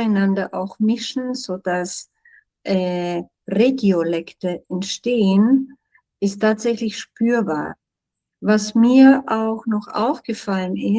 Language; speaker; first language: German; non-native, fluent; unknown